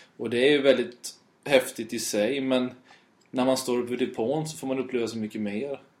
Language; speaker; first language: Swedish; native; Swedish